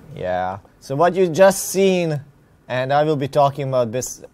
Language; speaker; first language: English; non-native, fluent; Hungarian